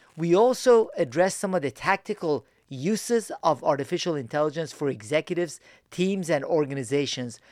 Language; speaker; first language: English; early bilingual, other home language; Persian